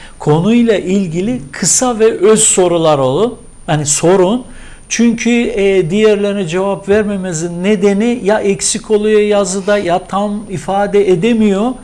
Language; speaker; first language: Turkish; native; Turkish